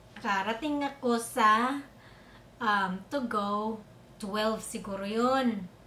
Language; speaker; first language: Filipino; non-native, local second language; Cebuano